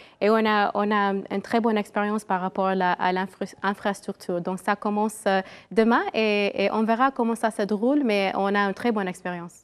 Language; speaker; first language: French; non-native, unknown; English